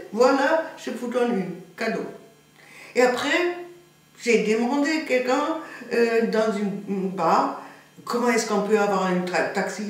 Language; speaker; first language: French; non-native, fluent; German